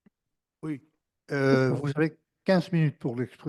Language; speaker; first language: French; non-native, fluent; Spanish